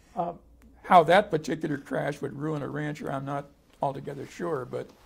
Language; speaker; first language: English; native; English